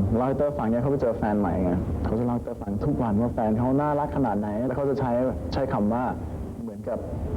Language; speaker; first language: Thai; early bilingual, heritage; Danish